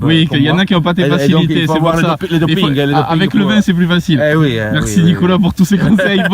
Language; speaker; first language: French; native; French